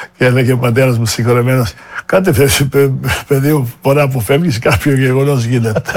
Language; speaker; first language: Greek; non-native, fluent; Serbian